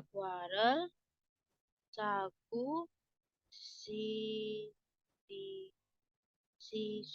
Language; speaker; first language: Korean; non-native, learner; Indonesian